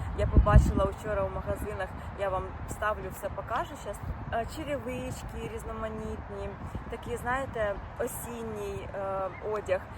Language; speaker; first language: Ukrainian; non-native, local second language; Russian